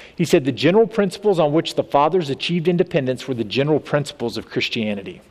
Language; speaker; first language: English; native; English